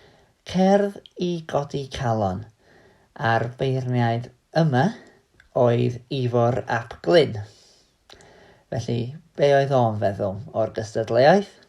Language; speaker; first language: Welsh; native; Welsh